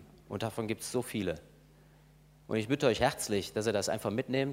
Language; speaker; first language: German; native; German